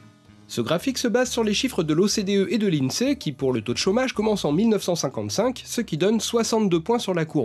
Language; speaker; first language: French; native; French